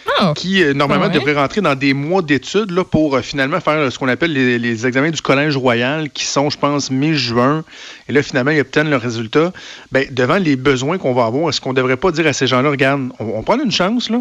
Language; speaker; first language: French; native; French